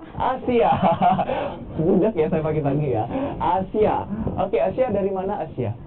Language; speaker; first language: Indonesian; native; Indonesian